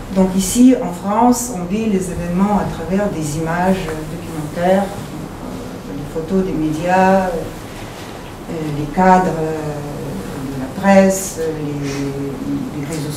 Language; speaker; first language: French; non-native, fluent; Ukrainian